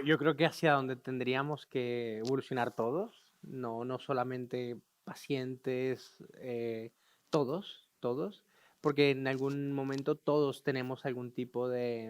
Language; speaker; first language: Spanish; native; Spanish